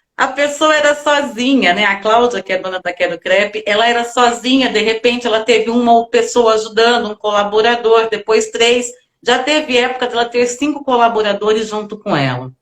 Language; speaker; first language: Portuguese; native; Portuguese